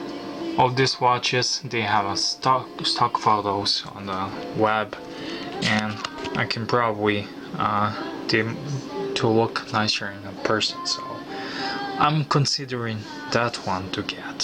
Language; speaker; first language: English; non-native, fluent; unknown